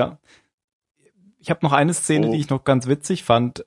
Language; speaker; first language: German; native; German